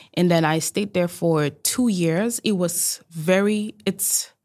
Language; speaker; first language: English; non-native, local second language; Igbo